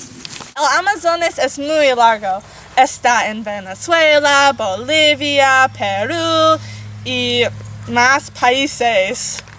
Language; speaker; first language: Spanish; non-native, learner; English